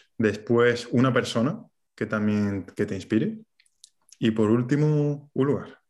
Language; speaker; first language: Spanish; native; Spanish